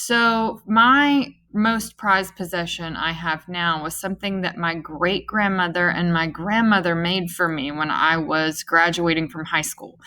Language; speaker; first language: English; native; English